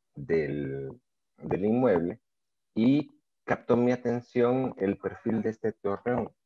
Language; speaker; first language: Spanish; native; Spanish